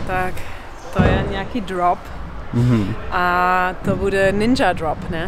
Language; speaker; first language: Czech; non-native, learner; English